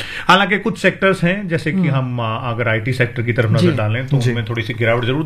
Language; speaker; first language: Hindi; native; Hindi